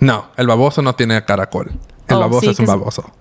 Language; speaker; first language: Spanish; early bilingual, heritage; English